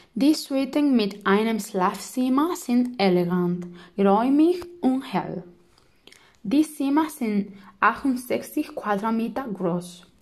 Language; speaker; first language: German; non-native, learner; Spanish